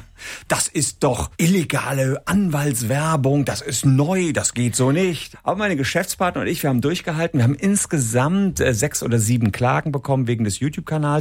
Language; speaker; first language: German; native; German